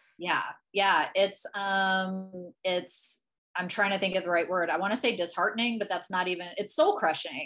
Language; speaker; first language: English; native; English